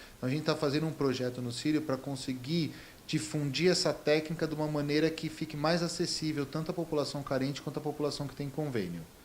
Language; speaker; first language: Portuguese; native; Portuguese